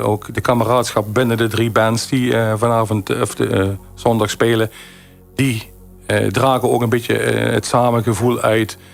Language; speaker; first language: Dutch; native; Dutch